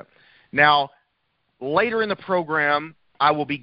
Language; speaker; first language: English; native; English